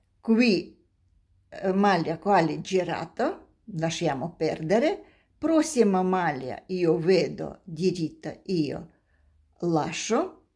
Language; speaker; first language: Italian; non-native, learner; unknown